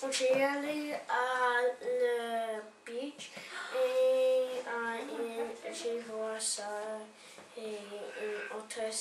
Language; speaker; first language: French; non-native, learner; English